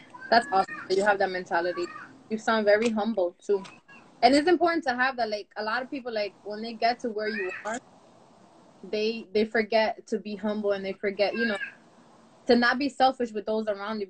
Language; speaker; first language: English; native; English